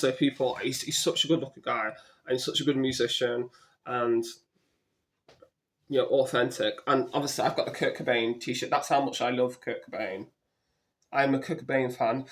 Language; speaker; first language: English; native; English